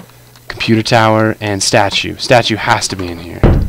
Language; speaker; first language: English; native; English